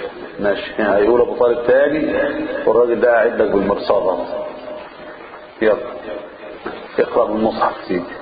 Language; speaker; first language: Arabic; native; Arabic